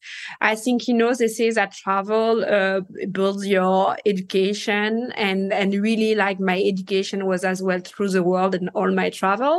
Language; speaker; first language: English; non-native, fluent; French